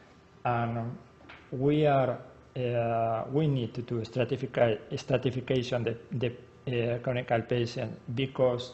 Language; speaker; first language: English; non-native, learner; Spanish